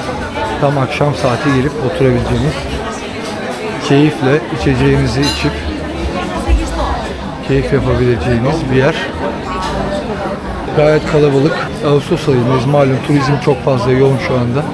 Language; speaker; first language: Turkish; native; Turkish